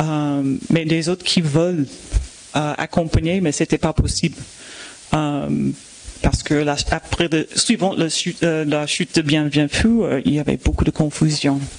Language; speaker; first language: French; non-native, fluent; English